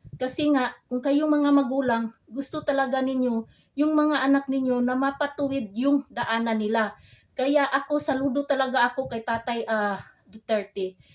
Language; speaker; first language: Filipino; non-native, local second language; Cebuano